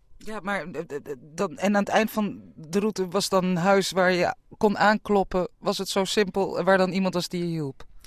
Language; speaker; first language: Dutch; native; Dutch